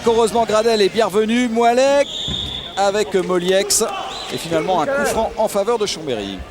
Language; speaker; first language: French; native; French